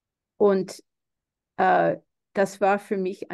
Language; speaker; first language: German; non-native, fluent; English